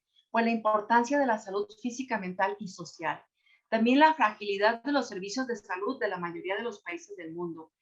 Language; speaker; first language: Spanish; native; Spanish